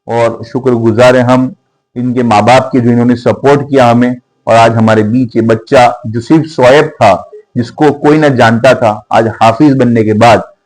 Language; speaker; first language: Urdu; non-native, local second language; Gujarati